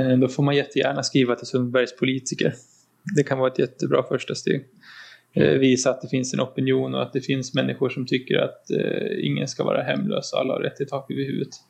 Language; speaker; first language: Swedish; native; Swedish